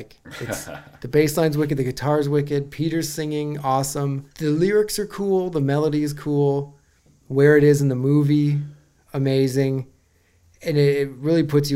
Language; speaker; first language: English; native; English